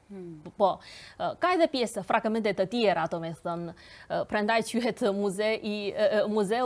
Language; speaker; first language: Albanian; non-native, fluent; Chinese